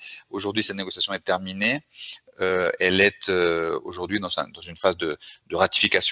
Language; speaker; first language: French; native; French